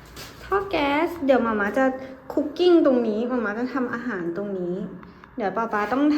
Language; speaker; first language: Thai; native; Thai